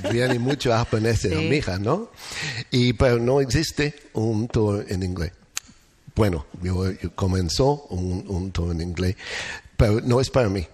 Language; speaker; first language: Spanish; non-native, learner; English